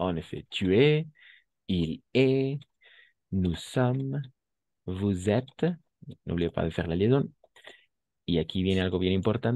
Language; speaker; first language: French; non-native, fluent; Spanish